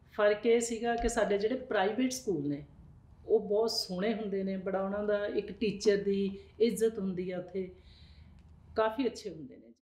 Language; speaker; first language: Punjabi; native; Punjabi